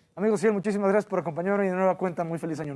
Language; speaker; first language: Spanish; native; Spanish